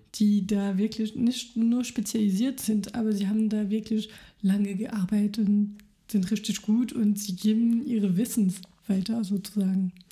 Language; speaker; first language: German; non-native, fluent; French